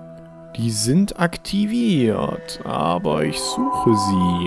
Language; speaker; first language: German; native; German